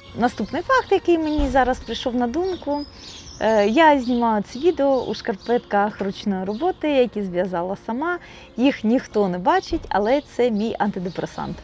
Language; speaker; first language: Ukrainian; non-native, local second language; Russian